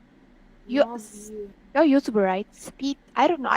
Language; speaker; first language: English; non-native, learner; Turkish